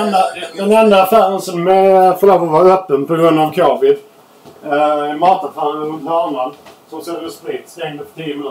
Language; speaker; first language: Swedish; native; Swedish